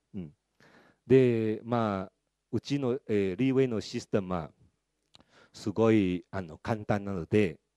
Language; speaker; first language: Japanese; non-native, fluent; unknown